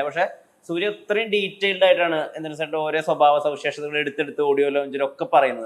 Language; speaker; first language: Malayalam; native; Malayalam